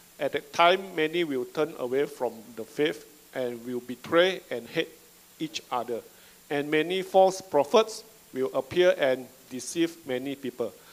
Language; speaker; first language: English; non-native, local second language; Chinese